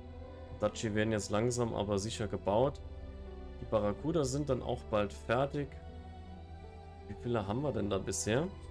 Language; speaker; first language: German; native; German